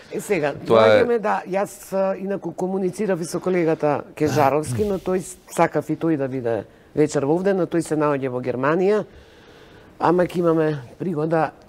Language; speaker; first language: Macedonian; native; Macedonian